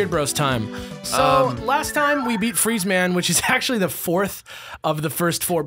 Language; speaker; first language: English; native; English